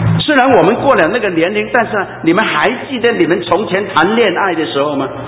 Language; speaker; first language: Chinese; non-native, local second language; Cantonese